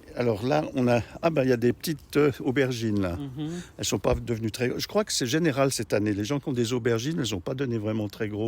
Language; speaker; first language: French; native; French